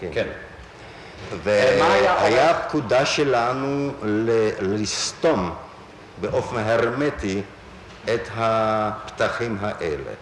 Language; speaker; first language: Hebrew; non-native, fluent; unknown